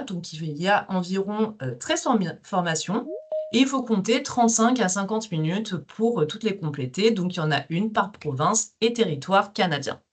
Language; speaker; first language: French; native; French